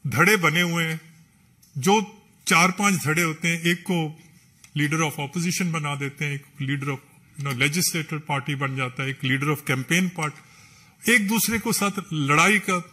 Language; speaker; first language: Hindi; non-native, local second language; Punjabi